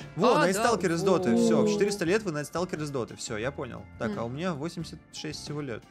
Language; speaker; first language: Russian; native; Russian